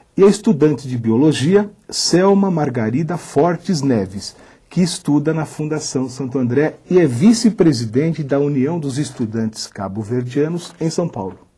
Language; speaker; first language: Portuguese; native; Portuguese